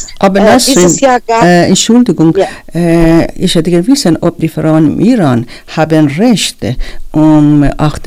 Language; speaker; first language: German; non-native, learner; Persian